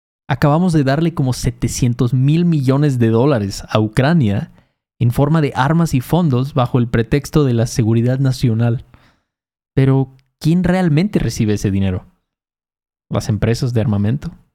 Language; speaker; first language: Spanish; native; Spanish